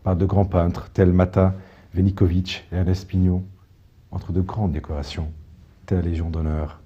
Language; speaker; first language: French; non-native, local second language; Arabic